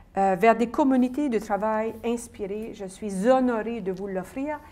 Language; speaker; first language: French; native; French